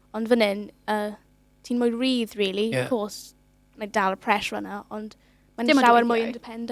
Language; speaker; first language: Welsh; non-native, local second language; English